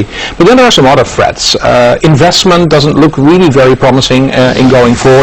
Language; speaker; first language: English; non-native, fluent; Dutch